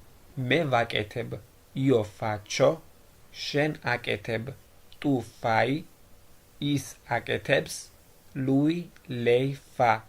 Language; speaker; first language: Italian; non-native, fluent; Georgian